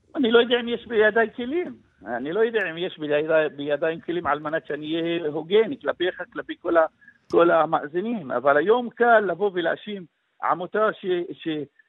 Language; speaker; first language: Hebrew; non-native, local second language; Arabic